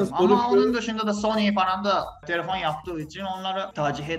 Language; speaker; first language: Turkish; non-native, fluent; Japanese